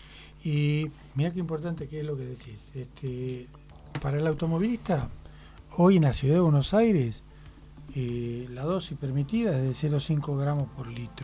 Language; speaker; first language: Spanish; native; Spanish